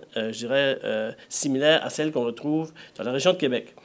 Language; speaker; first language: French; native; French